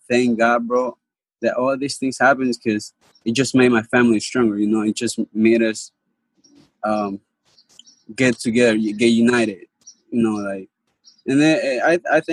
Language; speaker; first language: English; non-native, fluent; Spanish